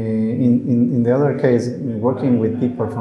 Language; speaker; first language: English; non-native, learner; Spanish